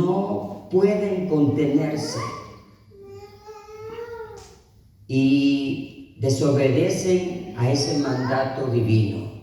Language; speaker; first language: Spanish; native; Spanish